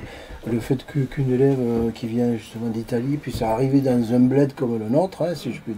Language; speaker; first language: French; native; French